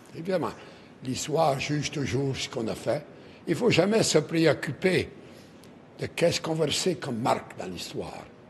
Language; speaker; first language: French; native; French